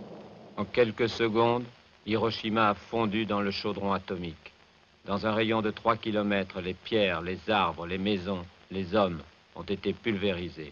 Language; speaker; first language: French; native; French